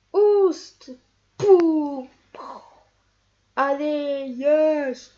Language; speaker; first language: French; native; French